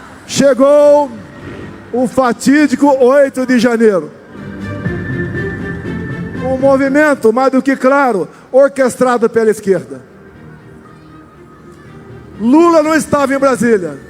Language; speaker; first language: Portuguese; native; Portuguese